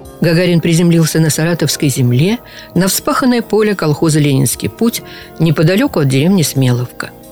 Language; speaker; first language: Russian; native; Russian